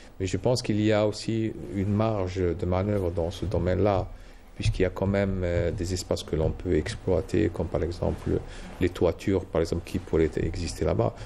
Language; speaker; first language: French; non-native, local second language; Arabic